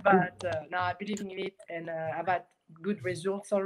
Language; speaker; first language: English; non-native, fluent; French